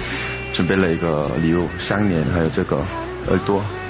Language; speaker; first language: Chinese; non-native, fluent; Korean